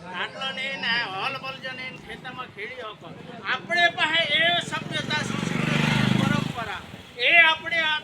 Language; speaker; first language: Gujarati; non-native, local second language; Bhili